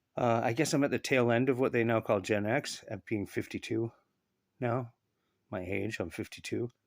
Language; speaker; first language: English; native; English